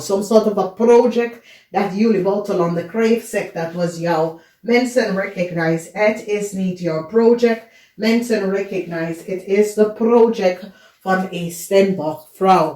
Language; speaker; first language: Dutch; non-native, learner; English